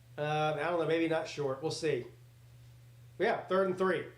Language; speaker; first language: English; native; English